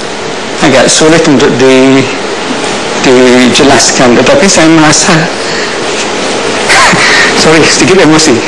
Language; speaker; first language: Indonesian; non-native, fluent; English